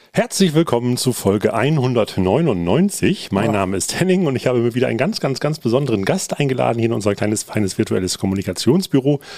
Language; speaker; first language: German; native; German